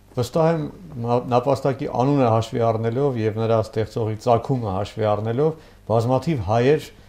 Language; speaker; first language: Armenian; native; Armenian